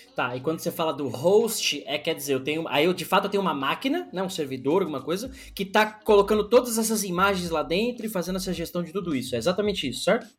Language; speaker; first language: Portuguese; native; Portuguese